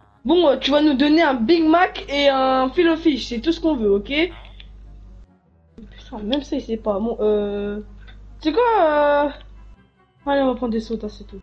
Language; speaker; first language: French; native; French